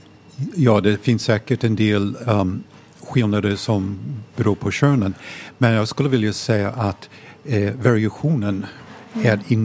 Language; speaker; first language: Swedish; non-native, fluent; English